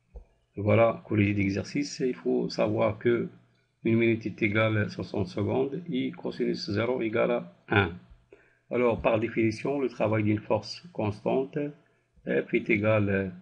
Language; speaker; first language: French; non-native, local second language; Arabic